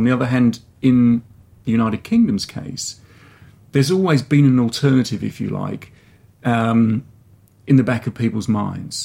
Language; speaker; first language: English; native; English